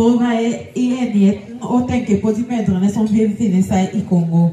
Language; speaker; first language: Norwegian; non-native, fluent; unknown